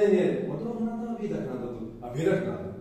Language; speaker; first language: Russian; non-native, learner; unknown